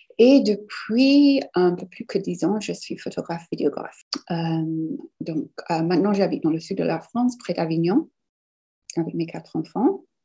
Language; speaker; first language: French; non-native, fluent; English